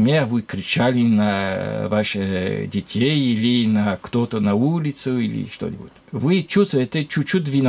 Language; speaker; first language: Russian; non-native, learner; French